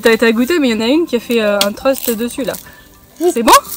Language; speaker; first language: French; native; French